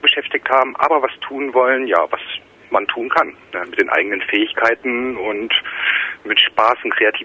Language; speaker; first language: German; native; German